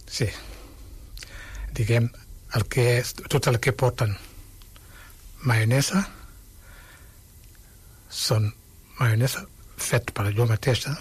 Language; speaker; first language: Catalan; non-native, fluent; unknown